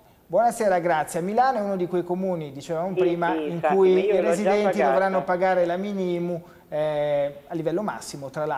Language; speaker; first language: Italian; native; Italian